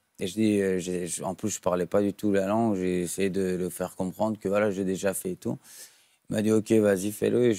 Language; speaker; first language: French; non-native, fluent; Persian